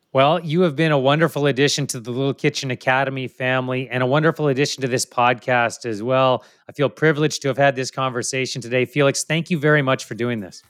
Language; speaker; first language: English; native; English